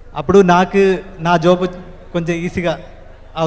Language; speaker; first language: Telugu; non-native, learner; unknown